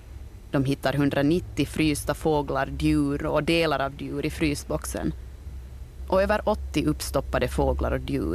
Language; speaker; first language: Swedish; native; Swedish